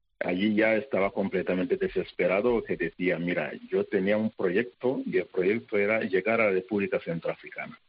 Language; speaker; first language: Spanish; non-native, fluent; Kinyarwanda